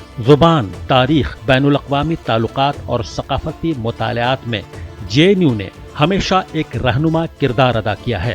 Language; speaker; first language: Hindi; native; Hindi